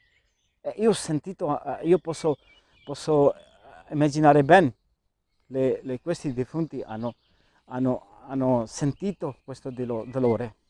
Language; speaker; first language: Italian; non-native, learner; Urdu